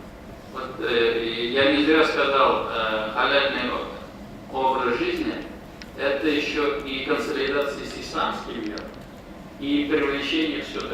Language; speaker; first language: Russian; non-native, local second language; Tatar